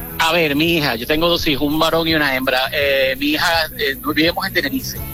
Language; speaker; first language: Spanish; native; Spanish